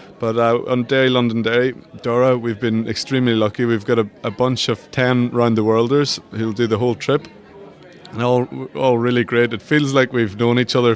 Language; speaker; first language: English; native; English